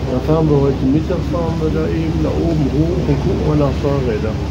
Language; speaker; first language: German; native; German